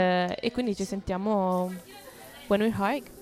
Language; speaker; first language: Italian; native; Italian